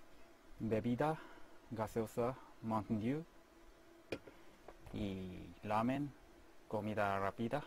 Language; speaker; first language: Spanish; non-native, learner; Korean